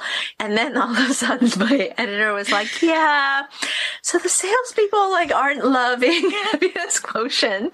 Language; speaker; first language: English; early bilingual, other home language; Korean